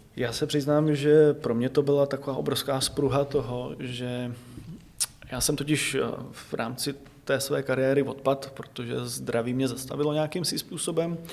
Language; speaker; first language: Czech; native; Czech